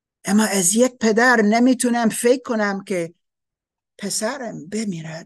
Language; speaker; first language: Persian; non-native, learner; English